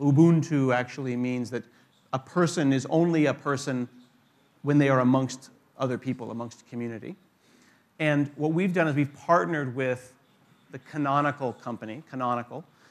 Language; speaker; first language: English; native; English